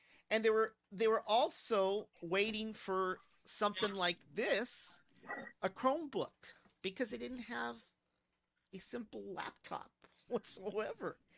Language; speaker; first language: English; early bilingual, other home language; Spanish